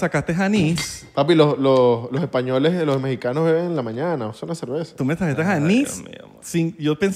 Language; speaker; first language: Spanish; native; Spanish